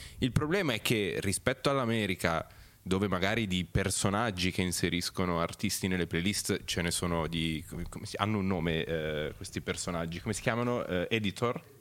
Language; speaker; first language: Italian; native; Italian